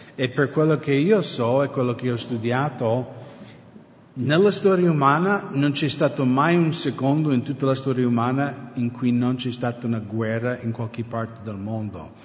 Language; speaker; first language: Italian; non-native, fluent; English